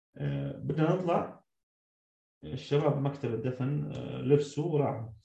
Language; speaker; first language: Arabic; native; Arabic